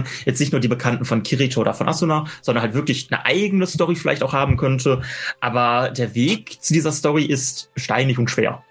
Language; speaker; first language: German; native; German